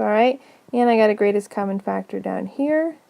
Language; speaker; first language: English; native; English